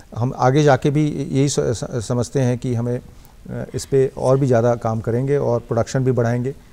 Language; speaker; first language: Hindi; non-native, local second language; Bangla